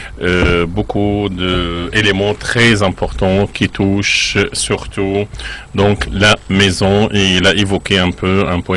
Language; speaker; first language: French; non-native, fluent; Arabic